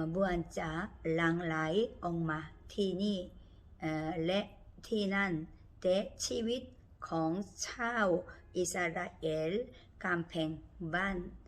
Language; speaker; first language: Thai; non-native, learner; Korean